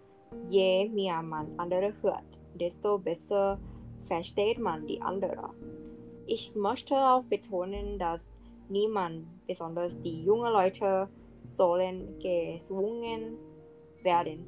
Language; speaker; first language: German; non-native, learner; Thai